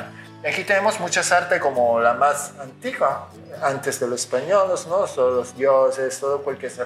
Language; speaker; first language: Spanish; non-native, fluent; Italian